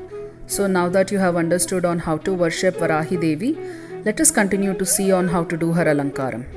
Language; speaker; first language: English; non-native, local second language; Kannada